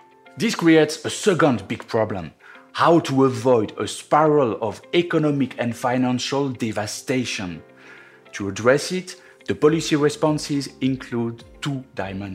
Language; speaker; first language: English; non-native, fluent; French